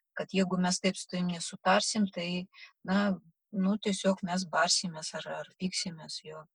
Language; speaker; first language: Lithuanian; non-native, local second language; Russian